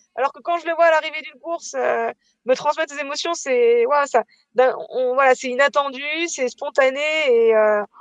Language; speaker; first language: French; native; French